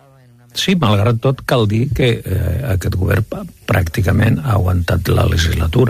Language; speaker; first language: Catalan; non-native, local second language; Spanish